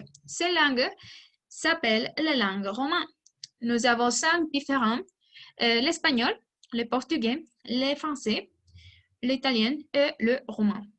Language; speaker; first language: French; non-native, learner; Spanish